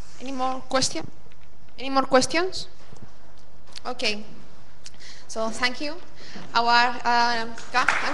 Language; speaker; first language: English; non-native, fluent; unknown